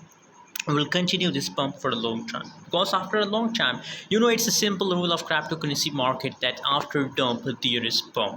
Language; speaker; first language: English; non-native, fluent; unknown